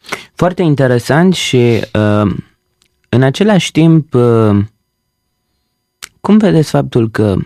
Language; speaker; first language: Romanian; native; Romanian